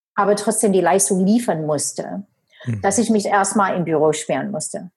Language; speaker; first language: German; non-native, fluent; English